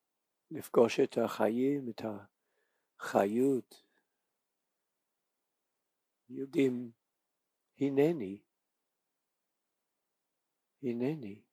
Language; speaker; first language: Hebrew; non-native, fluent; English